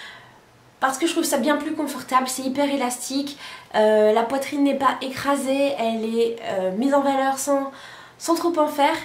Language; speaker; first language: French; native; French